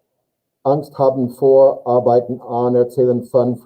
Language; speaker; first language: German; non-native, fluent; English